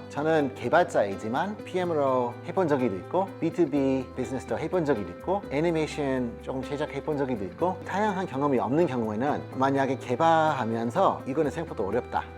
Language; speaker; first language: Korean; non-native, fluent; English